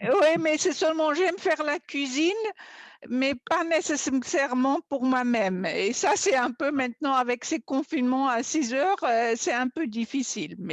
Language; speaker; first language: French; non-native, fluent; German